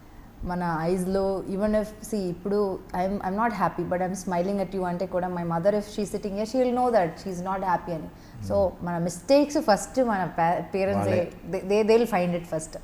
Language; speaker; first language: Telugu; non-native, fluent; Malayalam